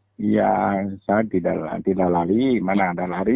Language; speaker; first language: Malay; non-native, local second language; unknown